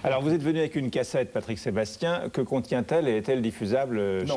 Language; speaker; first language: French; native; French